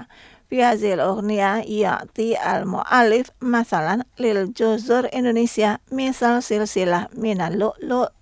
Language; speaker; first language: Arabic; non-native, fluent; Indonesian